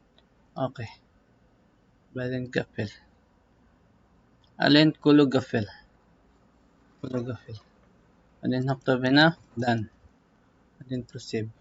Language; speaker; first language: Arabic; non-native, learner; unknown